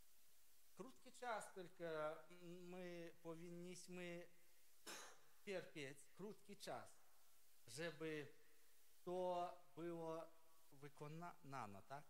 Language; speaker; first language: Polish; non-native, learner; Ukrainian